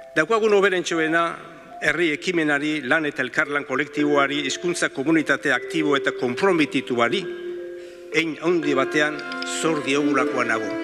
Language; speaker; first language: Basque; native; Basque